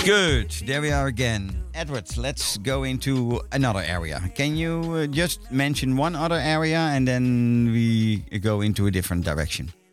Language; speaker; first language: English; non-native, fluent; Dutch